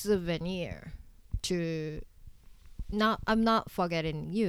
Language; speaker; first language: English; non-native, learner; Japanese